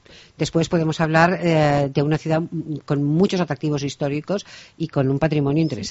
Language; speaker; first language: Spanish; native; Spanish